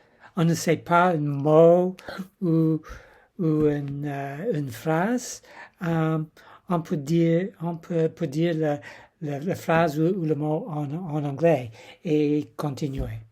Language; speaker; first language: French; non-native, learner; English